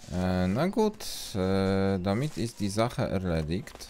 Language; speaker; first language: German; non-native, learner; Polish